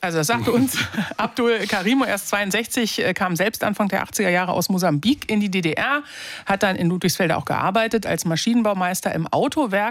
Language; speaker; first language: German; native; German